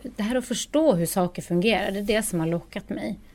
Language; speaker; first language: Swedish; non-native, fluent; Norwegian